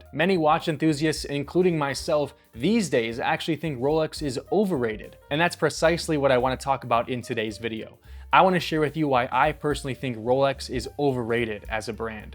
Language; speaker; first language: English; native; English